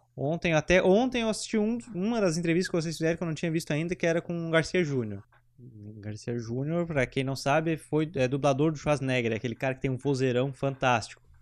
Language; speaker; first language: Portuguese; native; Portuguese